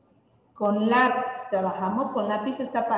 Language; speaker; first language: Spanish; native; Spanish